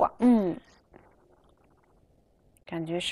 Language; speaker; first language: Chinese; native; Chinese